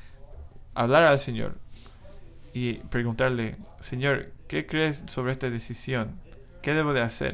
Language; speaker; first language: Spanish; non-native, fluent; English